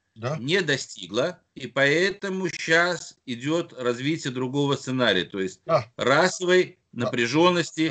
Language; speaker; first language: Russian; native; Russian